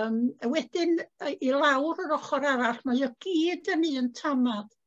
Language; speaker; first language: Welsh; native; Welsh